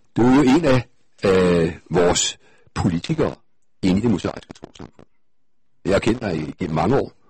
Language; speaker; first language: Danish; native; Danish